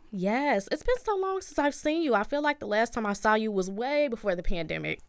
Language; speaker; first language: English; native; English